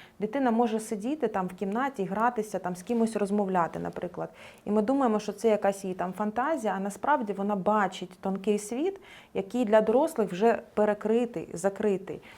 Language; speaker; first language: Ukrainian; non-native, local second language; Russian